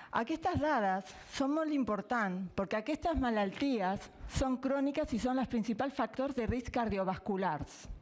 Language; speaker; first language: Catalan; non-native, fluent; Spanish